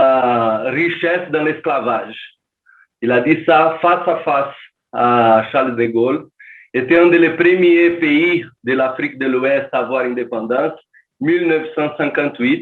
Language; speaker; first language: French; non-native, learner; Portuguese